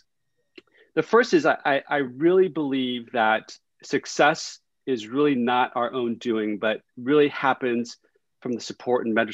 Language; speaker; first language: English; early bilingual, other home language; Vietnamese